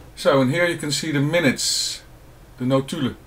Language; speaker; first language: English; non-native, fluent; Dutch